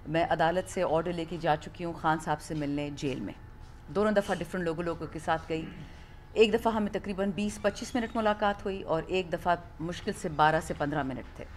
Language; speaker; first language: Urdu; non-native, local second language; Pashto